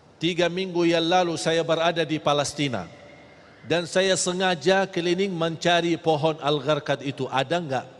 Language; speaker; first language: Malay; non-native, fluent; Arabic